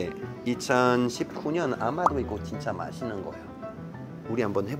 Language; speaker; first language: Korean; non-native, learner; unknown